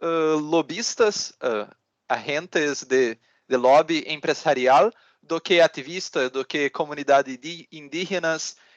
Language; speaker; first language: Portuguese; non-native, learner; Spanish